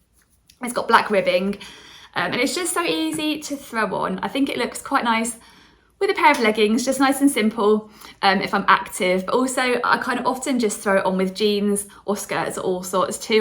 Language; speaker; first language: English; native; English